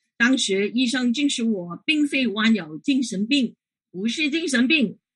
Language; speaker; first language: Chinese; non-native, local second language; Cantonese